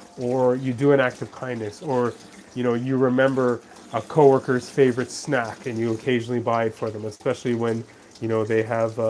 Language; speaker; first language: English; native; English